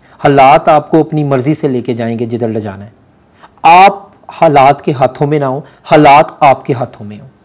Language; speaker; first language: Urdu; non-native, local second language; Punjabi